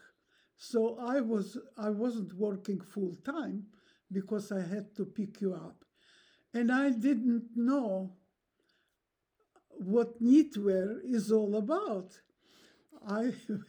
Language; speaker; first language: English; non-native, fluent; Russian